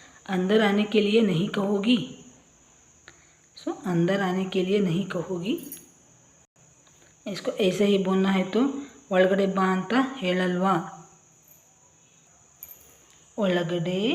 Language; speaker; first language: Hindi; non-native, local second language; Kannada